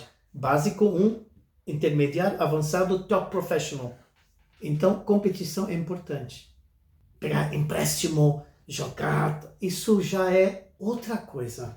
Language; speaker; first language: Portuguese; non-native, fluent; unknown